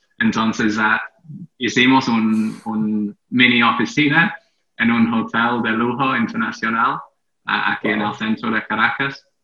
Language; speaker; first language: Spanish; non-native, fluent; English